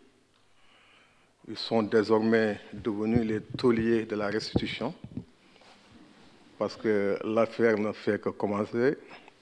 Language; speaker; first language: French; non-native, local second language; Wolof